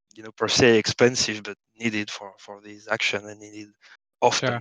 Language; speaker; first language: English; non-native, fluent; French